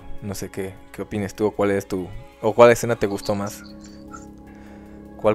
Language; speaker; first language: Spanish; native; Spanish